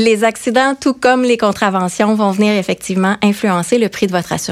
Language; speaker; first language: French; native; French